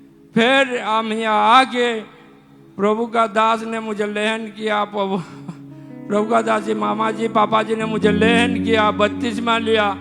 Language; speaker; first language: Hindi; non-native, local second language; Odia